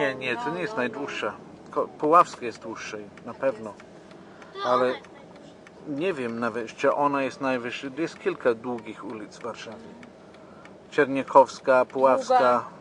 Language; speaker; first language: Polish; non-native, fluent; English